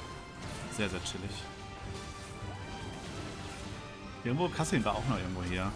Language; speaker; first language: German; native; German